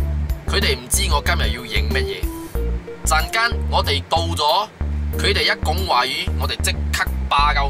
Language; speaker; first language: Cantonese; non-native, local second language; Chinese